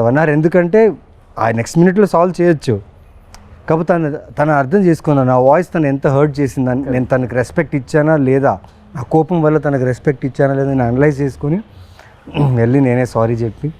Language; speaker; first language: Telugu; native; Telugu